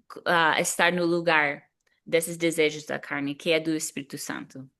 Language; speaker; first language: Portuguese; non-native, fluent; English